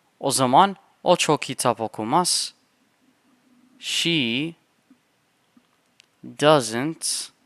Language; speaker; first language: Turkish; non-native, fluent; English